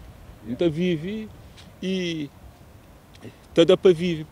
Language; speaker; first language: Portuguese; non-native, local second language; Kabuverdianu